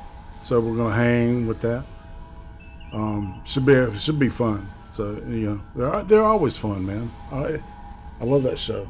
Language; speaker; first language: English; native; English